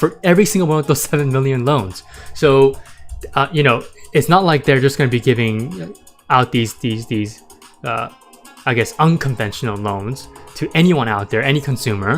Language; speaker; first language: English; native; English